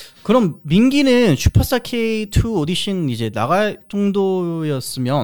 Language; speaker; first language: Korean; early bilingual, other home language; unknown